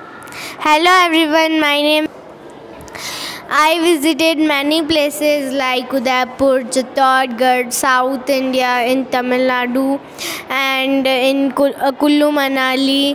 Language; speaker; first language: English; non-native, learner; Hindi